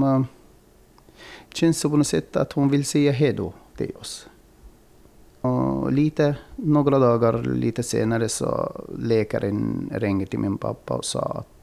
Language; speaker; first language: Swedish; non-native, fluent; Arabic